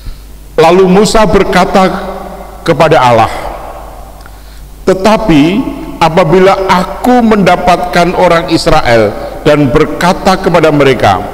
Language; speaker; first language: Indonesian; native; Indonesian